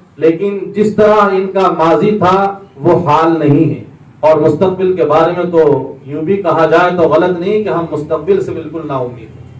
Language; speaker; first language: Urdu; native; Urdu